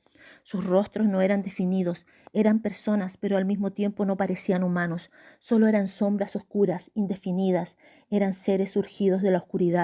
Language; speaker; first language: Spanish; native; Spanish